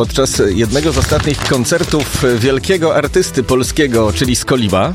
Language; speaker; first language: Polish; native; Polish